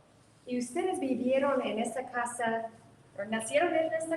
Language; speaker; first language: Spanish; non-native, fluent; English